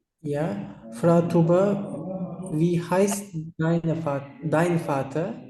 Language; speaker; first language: German; non-native, learner; Turkish